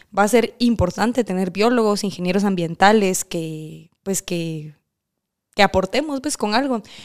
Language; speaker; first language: Spanish; native; Spanish